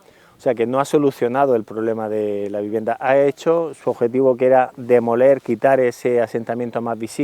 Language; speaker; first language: Spanish; native; Spanish